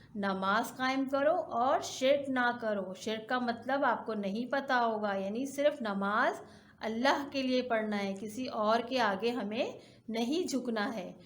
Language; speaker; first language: Hindi; non-native, local second language; Punjabi